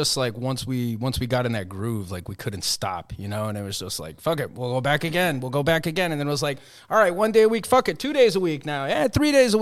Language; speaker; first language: English; early bilingual, other home language; Spanish